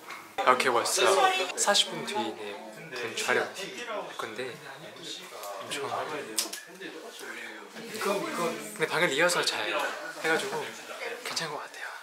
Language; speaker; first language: Korean; non-native, fluent; Chinese